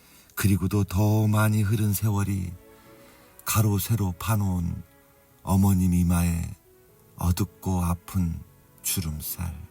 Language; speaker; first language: Korean; native; Korean